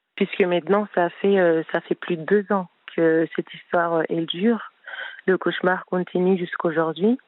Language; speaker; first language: French; non-native, fluent; Spanish